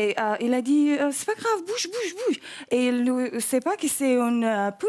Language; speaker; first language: French; non-native, learner; English